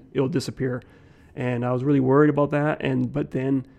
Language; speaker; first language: English; native; English